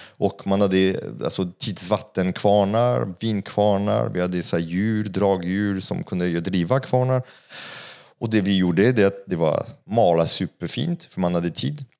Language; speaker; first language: Swedish; non-native, fluent; French